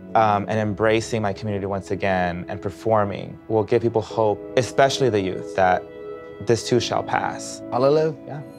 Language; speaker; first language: English; native; English